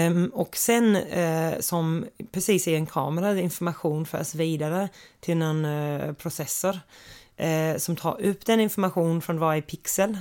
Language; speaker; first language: Swedish; non-native, fluent; English